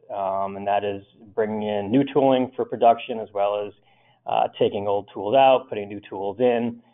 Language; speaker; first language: English; native; English